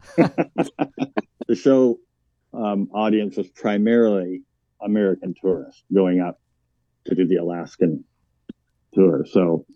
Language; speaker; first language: English; native; English